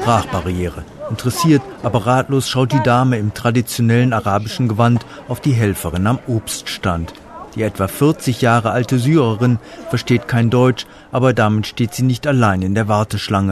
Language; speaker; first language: German; native; German